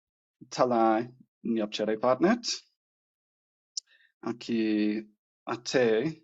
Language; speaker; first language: Hungarian; non-native, learner; English